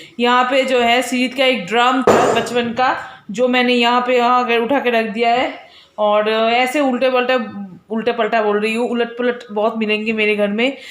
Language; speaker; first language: Hindi; non-native, local second language; Bangla